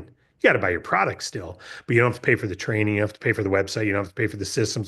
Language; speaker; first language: English; native; English